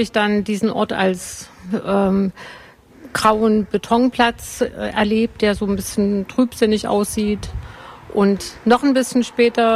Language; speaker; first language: German; native; German